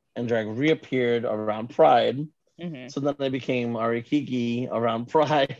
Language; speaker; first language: English; native; English